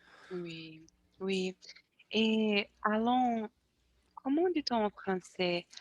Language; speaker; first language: French; non-native, learner; Portuguese